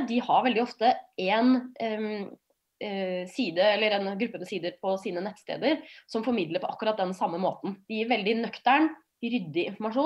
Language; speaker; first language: Norwegian; native; Norwegian